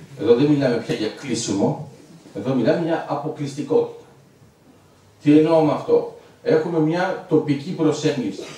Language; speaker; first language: Greek; early bilingual, heritage; Greek